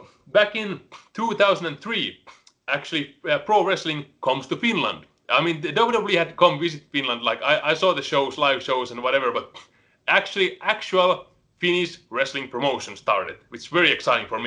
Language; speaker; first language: English; non-native, fluent; Finnish